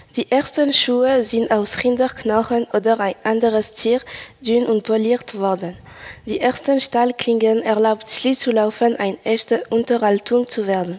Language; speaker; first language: German; non-native, learner; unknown